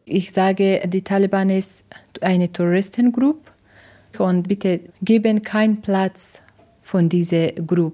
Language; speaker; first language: German; non-native, learner; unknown